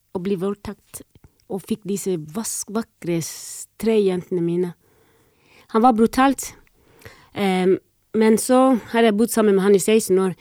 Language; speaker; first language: Norwegian; non-native, fluent; Somali